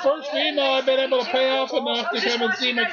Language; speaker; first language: English; native; English